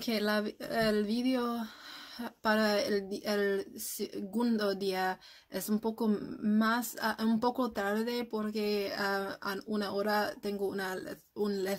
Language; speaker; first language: Spanish; non-native, learner; English